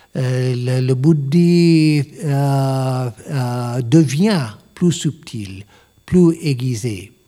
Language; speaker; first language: French; non-native, learner; English